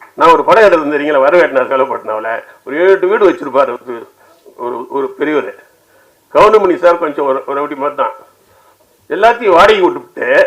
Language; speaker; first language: Tamil; native; Tamil